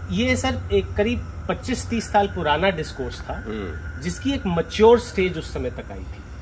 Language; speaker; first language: Hindi; native; Hindi